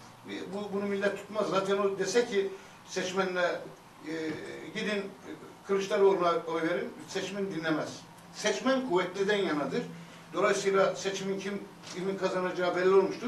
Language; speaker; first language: Turkish; native; Turkish